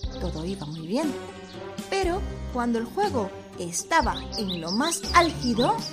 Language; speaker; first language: Spanish; native; Spanish